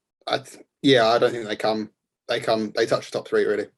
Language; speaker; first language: English; native; English